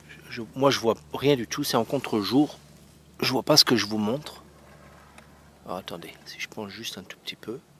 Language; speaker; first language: French; native; French